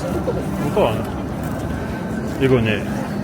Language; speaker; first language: Japanese; non-native, fluent; French